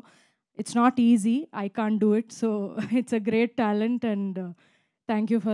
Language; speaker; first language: Telugu; non-native, local second language; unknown